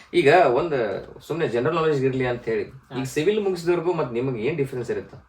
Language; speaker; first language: Kannada; native; Kannada